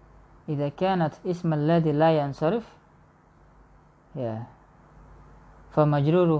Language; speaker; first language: Arabic; non-native, fluent; Indonesian